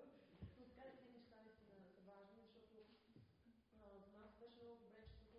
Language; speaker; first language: Bulgarian; native; Bulgarian